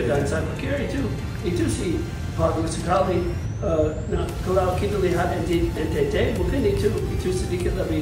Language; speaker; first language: Indonesian; non-native, fluent; English